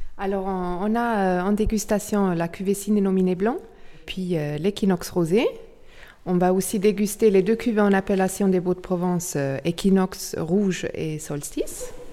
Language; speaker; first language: French; non-native, local second language; Swiss German